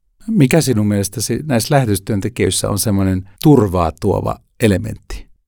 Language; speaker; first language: Finnish; native; Finnish